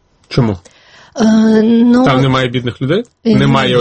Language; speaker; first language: Ukrainian; native; Ukrainian